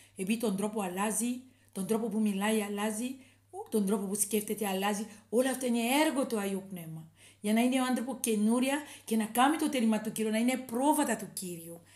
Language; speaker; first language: Greek; non-native, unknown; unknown